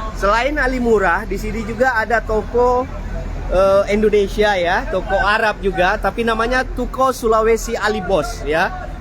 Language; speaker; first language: Indonesian; native; Indonesian